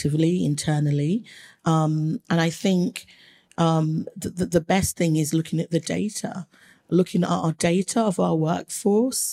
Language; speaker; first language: English; native; English